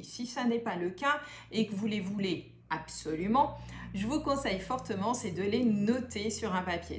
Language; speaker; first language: French; native; French